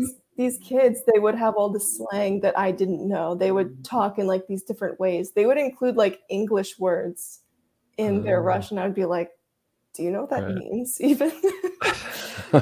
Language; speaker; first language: English; early bilingual, other home language; Russian